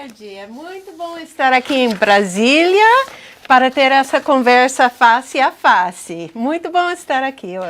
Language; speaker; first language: Portuguese; non-native, fluent; English